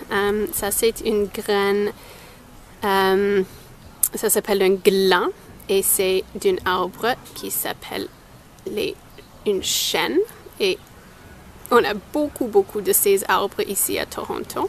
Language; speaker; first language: French; non-native, local second language; English